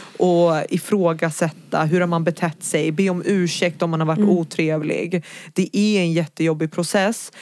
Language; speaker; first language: Swedish; early bilingual, other home language; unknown